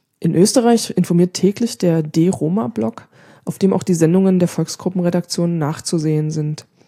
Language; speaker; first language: German; native; German